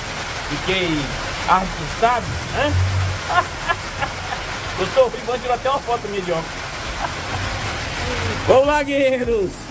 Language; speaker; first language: Portuguese; native; Portuguese